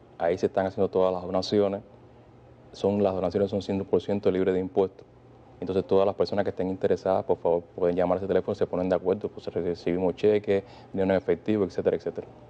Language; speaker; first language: Spanish; native; Spanish